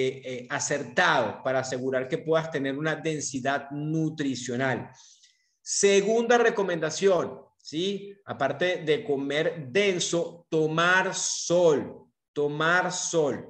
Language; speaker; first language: Spanish; native; Spanish